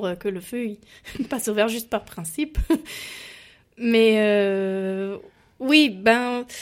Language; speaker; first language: French; non-native, fluent; German